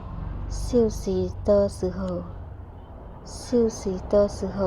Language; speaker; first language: Chinese; non-native, fluent; Khmer